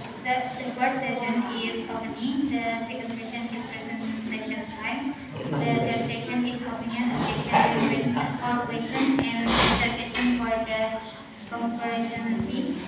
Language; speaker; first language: English; non-native, learner; Indonesian